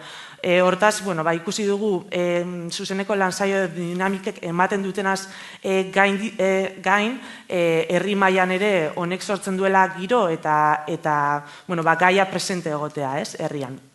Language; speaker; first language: Basque; native; Basque